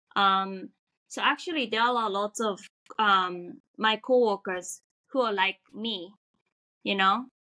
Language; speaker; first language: English; non-native, fluent; Japanese